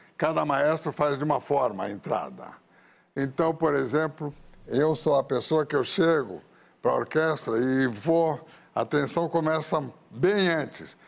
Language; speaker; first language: Portuguese; native; Portuguese